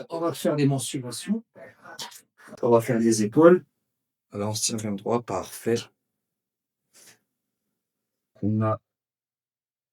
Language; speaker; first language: French; native; French